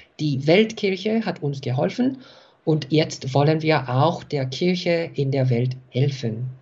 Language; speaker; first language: German; non-native, fluent; Korean